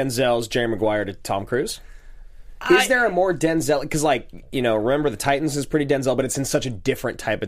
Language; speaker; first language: English; native; English